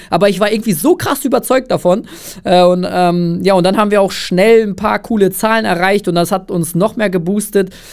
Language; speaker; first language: German; early bilingual, other home language; Russian